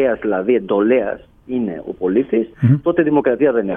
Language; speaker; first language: Greek; native; Greek